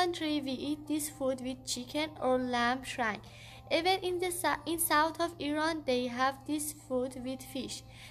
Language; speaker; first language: English; non-native, fluent; Persian